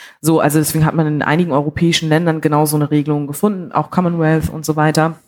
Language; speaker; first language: German; early bilingual, other home language; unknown